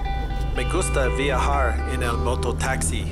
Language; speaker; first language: Spanish; non-native, learner; English